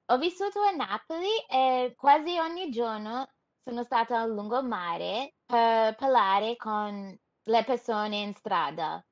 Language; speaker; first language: Italian; non-native, learner; English